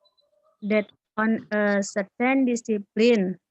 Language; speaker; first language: English; non-native, learner; Indonesian